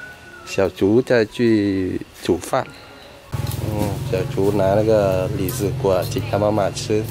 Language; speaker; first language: Chinese; non-native, learner; Vietnamese